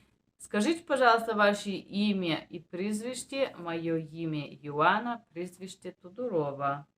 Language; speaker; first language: Russian; non-native, fluent; Bulgarian